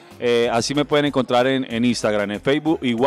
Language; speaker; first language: Spanish; native; Spanish